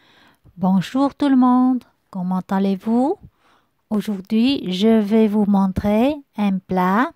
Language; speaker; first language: French; non-native, learner; Vietnamese